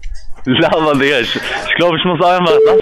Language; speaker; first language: German; native; German